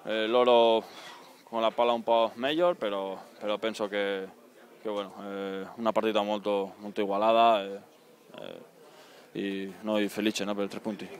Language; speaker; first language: Italian; non-native, learner; Spanish